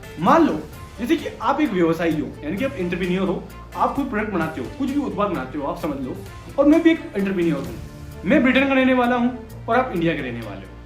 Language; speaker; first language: Hindi; non-native, local second language; Bangla